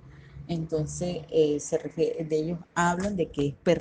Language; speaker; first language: Spanish; native; Spanish